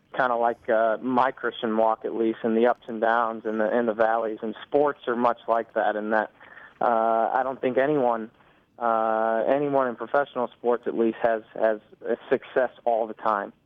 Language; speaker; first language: English; native; English